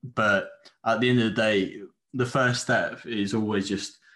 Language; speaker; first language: English; non-native, fluent; Spanish